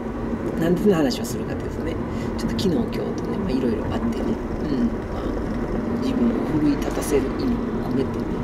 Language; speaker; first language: Japanese; native; Japanese